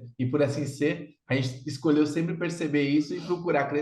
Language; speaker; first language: Portuguese; native; Portuguese